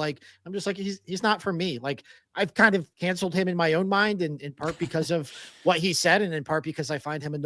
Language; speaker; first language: English; native; English